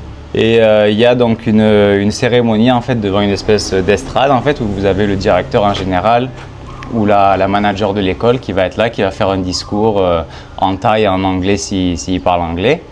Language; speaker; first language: French; native; French